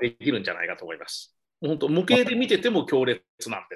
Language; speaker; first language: Japanese; native; Japanese